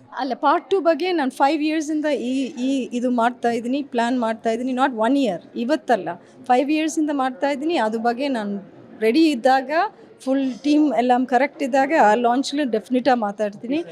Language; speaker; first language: Kannada; early bilingual, heritage; English